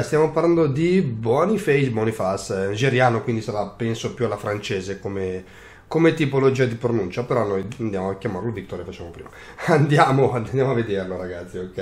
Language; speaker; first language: Italian; native; Italian